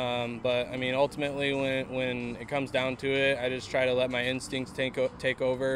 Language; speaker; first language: English; native; English